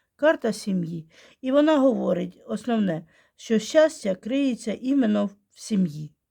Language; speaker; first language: Ukrainian; non-native, local second language; Russian